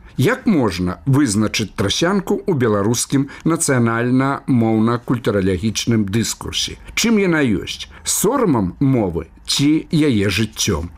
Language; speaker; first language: Belarusian; native; Belarusian